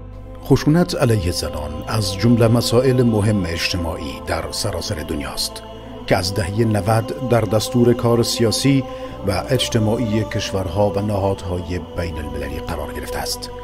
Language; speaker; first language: Persian; native; Persian